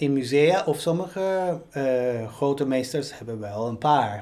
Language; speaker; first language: Dutch; non-native, fluent; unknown